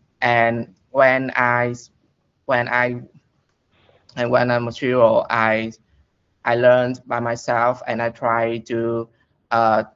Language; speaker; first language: English; non-native, learner; Vietnamese